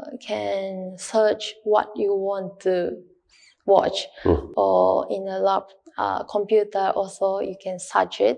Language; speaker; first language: English; non-native, learner; Japanese